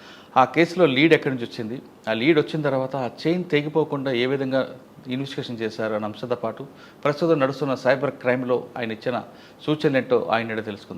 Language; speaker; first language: Telugu; native; Telugu